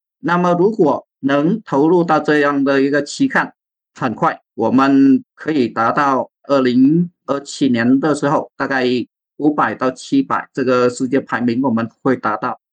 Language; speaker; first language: Chinese; non-native, fluent; Vietnamese